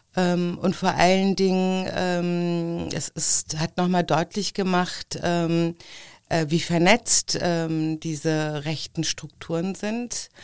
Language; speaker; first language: German; early bilingual, other home language; Turkish